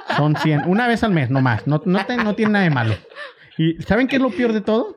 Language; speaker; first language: Spanish; native; Spanish